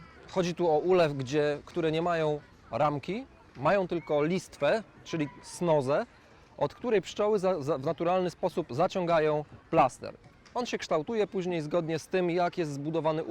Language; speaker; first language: Polish; native; Polish